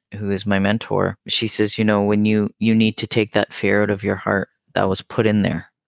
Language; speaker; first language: English; native; English